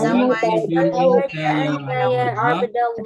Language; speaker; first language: Arabic; non-native, learner; Indonesian